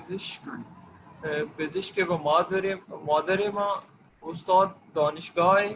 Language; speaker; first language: Persian; non-native, learner; Urdu